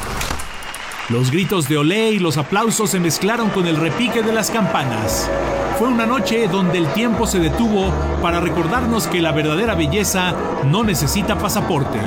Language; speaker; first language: Spanish; native; Spanish